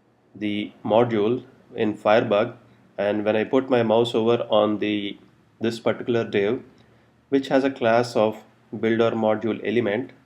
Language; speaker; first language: English; non-native, local second language; Telugu